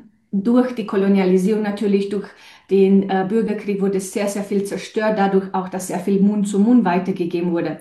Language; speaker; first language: German; non-native, fluent; Romanian